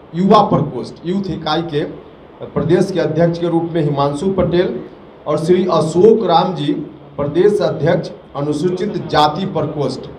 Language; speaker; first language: Hindi; native; Hindi